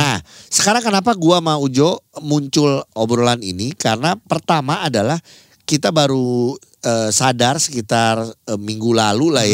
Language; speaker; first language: Indonesian; native; Indonesian